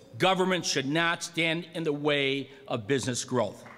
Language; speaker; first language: English; native; English